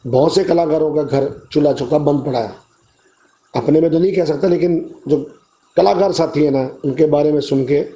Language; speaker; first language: Hindi; native; Hindi